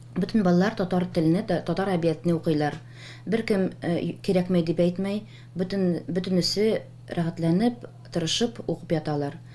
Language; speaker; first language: Tatar; native; Tatar